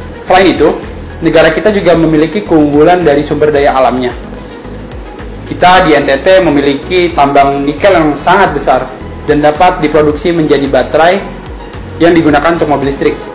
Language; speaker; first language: Indonesian; native; Indonesian